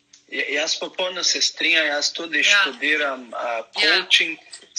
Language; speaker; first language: Slovenian; non-native, learner; Portuguese